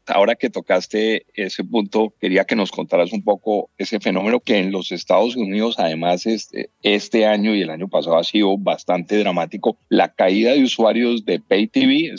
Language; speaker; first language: Spanish; native; Spanish